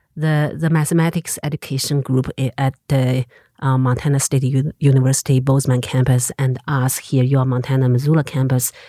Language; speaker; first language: English; non-native, fluent; Chinese